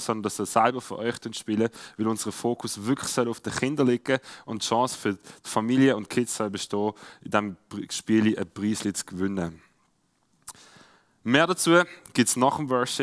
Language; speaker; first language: German; native; German